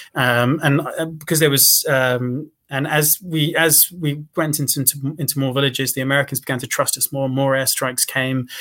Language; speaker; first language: English; native; English